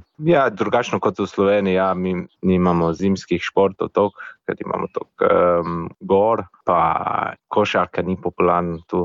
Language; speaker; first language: Slovenian; non-native, fluent; English